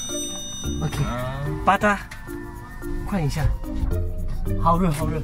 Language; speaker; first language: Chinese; non-native, learner; Indonesian